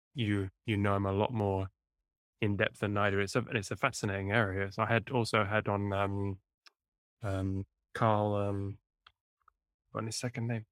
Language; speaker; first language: English; native; English